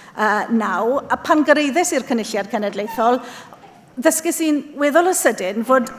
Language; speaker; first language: Welsh; native; Welsh